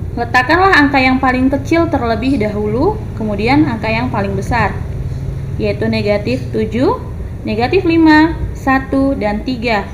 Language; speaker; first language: Indonesian; native; Indonesian